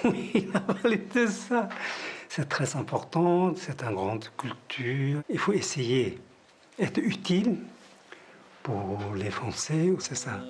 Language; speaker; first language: French; non-native, fluent; Tibetan